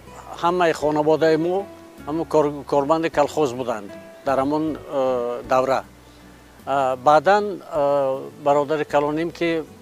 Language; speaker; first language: Persian; non-native, local second language; Shughni